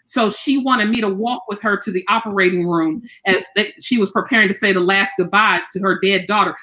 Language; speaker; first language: English; native; English